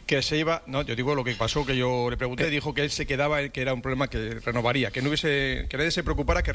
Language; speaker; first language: Spanish; native; Spanish